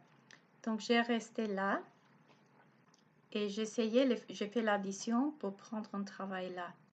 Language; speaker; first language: French; non-native, learner; Spanish